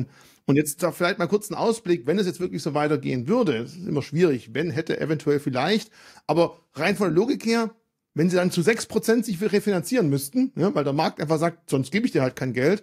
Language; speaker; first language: German; native; German